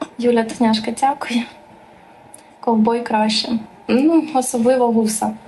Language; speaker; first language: Ukrainian; native; Ukrainian